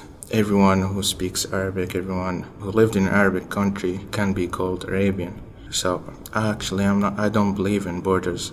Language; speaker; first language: English; non-native, fluent; Arabic